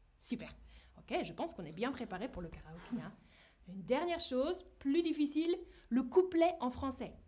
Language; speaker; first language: French; native; French